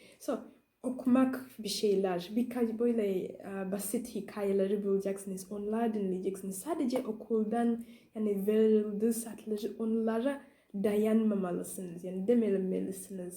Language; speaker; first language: Turkish; non-native, learner; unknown